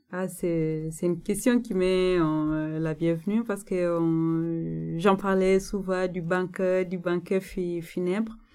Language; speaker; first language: French; non-native, local second language; Nande